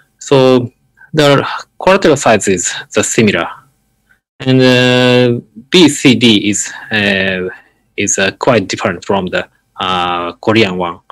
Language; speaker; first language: English; non-native, learner; Japanese